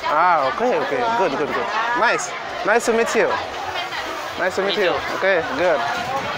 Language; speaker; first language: English; non-native, learner; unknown